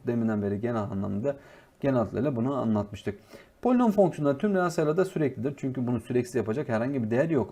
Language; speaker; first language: Turkish; native; Turkish